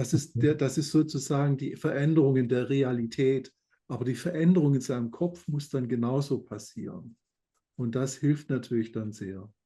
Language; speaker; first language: German; native; German